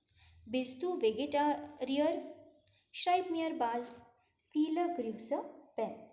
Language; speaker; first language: German; non-native, fluent; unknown